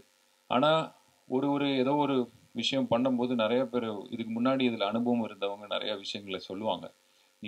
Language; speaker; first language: Tamil; native; Tamil